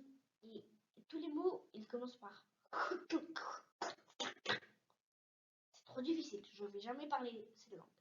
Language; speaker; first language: French; early bilingual, heritage; French